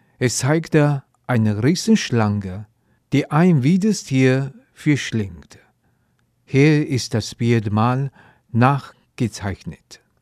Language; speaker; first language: German; non-native, fluent; Chinese